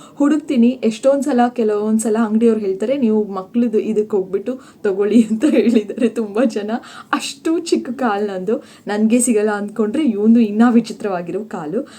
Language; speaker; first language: Kannada; non-native, local second language; Tulu